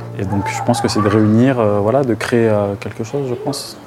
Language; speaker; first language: French; native; French